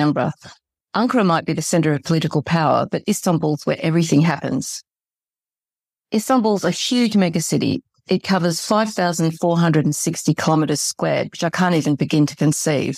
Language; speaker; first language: English; native; English